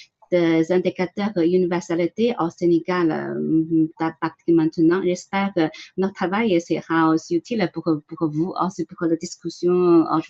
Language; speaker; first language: French; non-native, learner; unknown